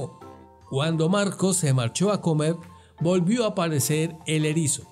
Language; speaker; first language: Spanish; native; Spanish